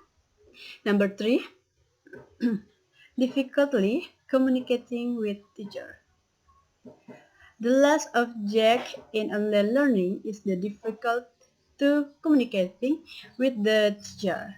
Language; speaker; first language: English; non-native, learner; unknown